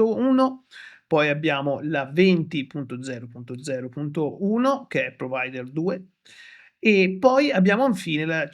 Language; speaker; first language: Italian; native; Italian